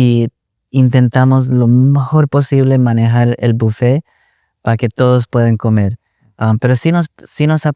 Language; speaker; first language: Spanish; early bilingual, other home language; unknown